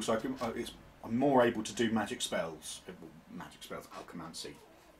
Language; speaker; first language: English; native; English